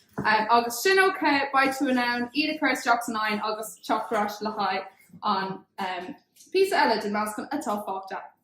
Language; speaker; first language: Irish; non-native, local second language; English